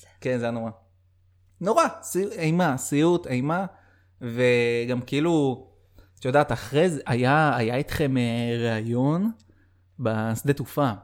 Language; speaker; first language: Hebrew; native; Hebrew